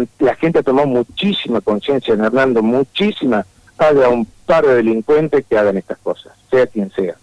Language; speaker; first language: Spanish; native; Spanish